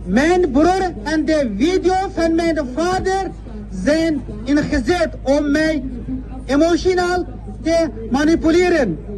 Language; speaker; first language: Dutch; non-native, fluent; Uyghur